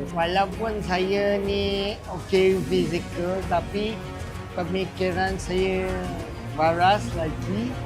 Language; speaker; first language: Malay; non-native, local second language; Chinese